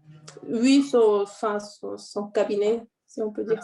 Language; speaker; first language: French; non-native, fluent; Spanish